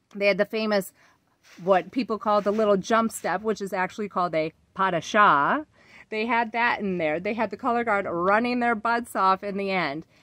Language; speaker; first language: English; native; English